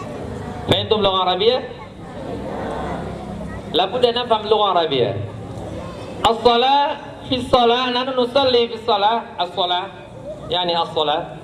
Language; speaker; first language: Arabic; non-native, learner; Indonesian